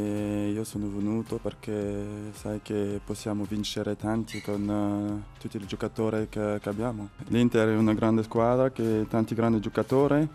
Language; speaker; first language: Italian; non-native, fluent; French